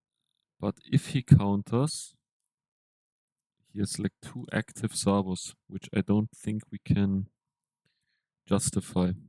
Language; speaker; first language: English; non-native, fluent; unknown